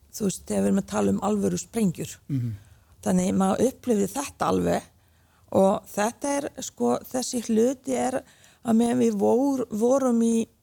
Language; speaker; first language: Icelandic; early bilingual, other home language; Bosnian